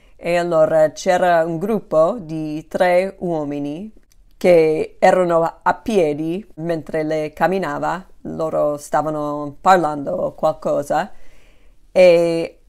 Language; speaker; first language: Italian; non-native, fluent; English